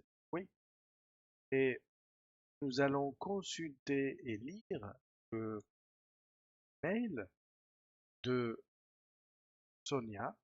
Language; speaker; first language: French; non-native, fluent; Spanish